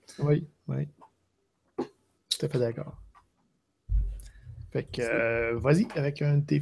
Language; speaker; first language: French; native; French